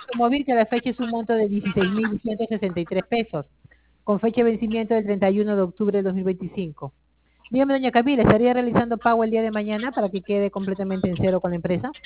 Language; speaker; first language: Spanish; native; Spanish